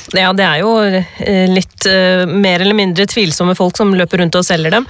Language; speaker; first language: Norwegian; early bilingual, other home language; Urdu